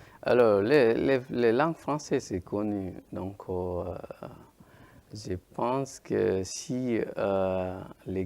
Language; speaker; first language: French; non-native, learner; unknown